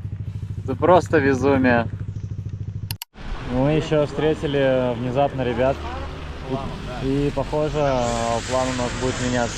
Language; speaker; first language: Russian; native; Russian